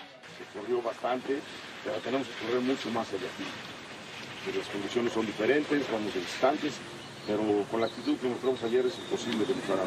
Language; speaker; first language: Spanish; native; Spanish